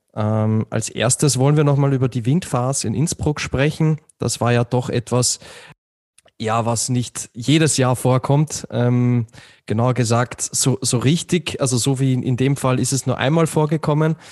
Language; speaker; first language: German; native; German